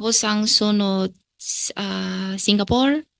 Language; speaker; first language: Filipino; early bilingual, other home language; Chinese